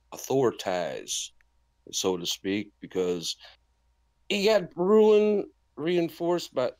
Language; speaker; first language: English; native; English